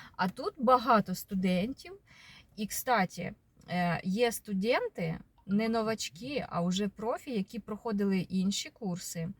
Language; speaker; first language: Ukrainian; non-native, local second language; Russian